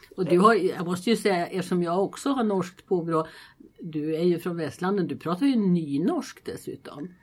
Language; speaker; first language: Swedish; native; Swedish